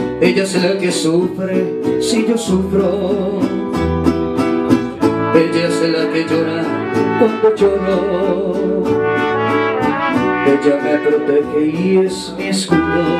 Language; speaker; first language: Spanish; native; Spanish